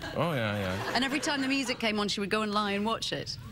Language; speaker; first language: English; native; English